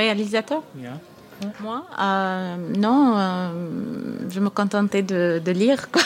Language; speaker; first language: French; non-native, fluent; Arabic